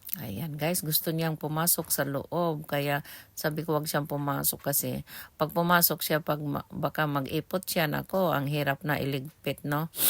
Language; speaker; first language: Filipino; non-native, local second language; Cebuano